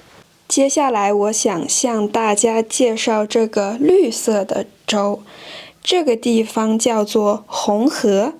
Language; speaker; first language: Chinese; non-native, fluent; French